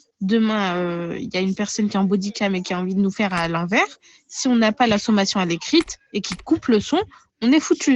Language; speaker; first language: French; native; French